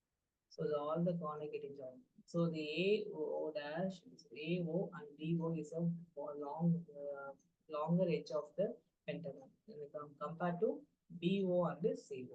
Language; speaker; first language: English; non-native, local second language; Tamil